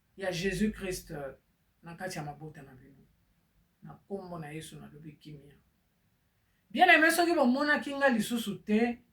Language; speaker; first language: Lingala; native; Lingala